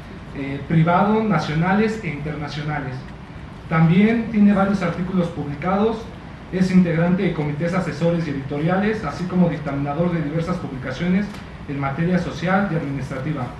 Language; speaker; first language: Spanish; native; Spanish